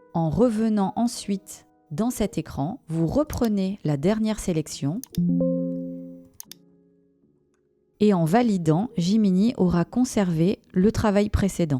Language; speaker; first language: French; native; French